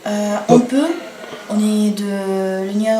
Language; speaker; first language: French; non-native, learner; Bulgarian